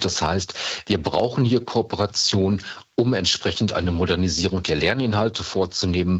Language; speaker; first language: German; native; German